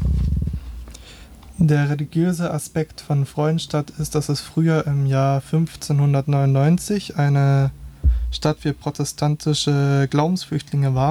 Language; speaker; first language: German; native; German